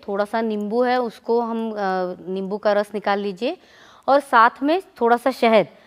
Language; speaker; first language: Hindi; non-native, local second language; Marathi